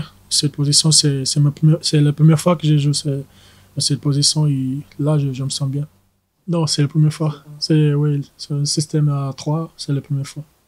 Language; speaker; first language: French; non-native, learner; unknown